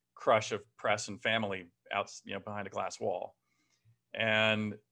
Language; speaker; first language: English; native; English